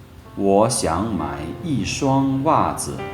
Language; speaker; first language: Chinese; non-native, fluent; Lao